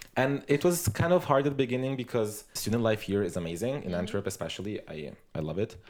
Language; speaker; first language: English; non-native, fluent; Italian